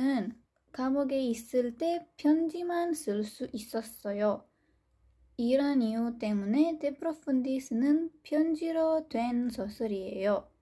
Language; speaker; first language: Korean; non-native, fluent; Romanian